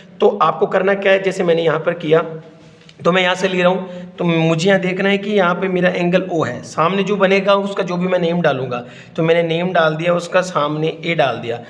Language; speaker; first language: Hindi; native; Hindi